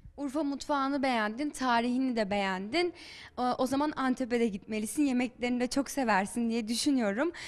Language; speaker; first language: Turkish; native; Turkish